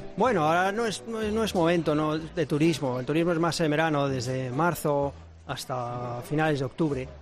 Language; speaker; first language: Spanish; native; Spanish